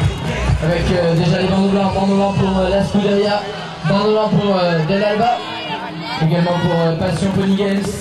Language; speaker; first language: French; native; French